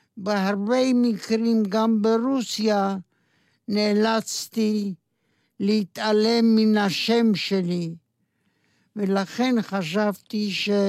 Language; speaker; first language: Hebrew; non-native, fluent; Yiddish